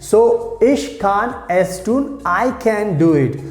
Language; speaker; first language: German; non-native, fluent; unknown